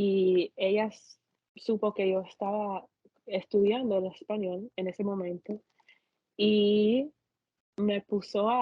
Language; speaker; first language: Spanish; non-native, fluent; English